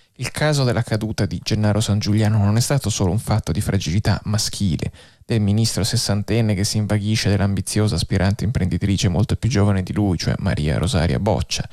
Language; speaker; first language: Italian; native; Italian